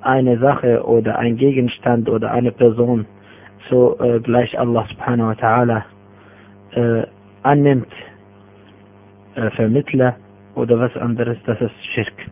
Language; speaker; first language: German; non-native, fluent; Arabic